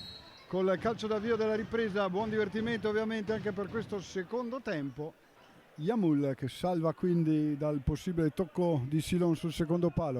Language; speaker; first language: Italian; native; Italian